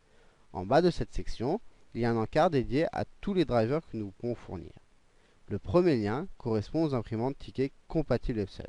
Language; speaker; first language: French; native; French